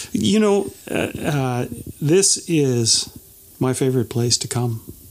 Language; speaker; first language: English; native; English